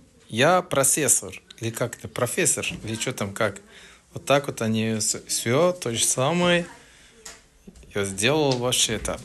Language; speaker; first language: Russian; non-native, learner; Turkish